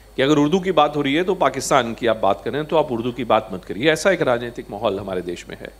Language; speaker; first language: Hindi; native; Hindi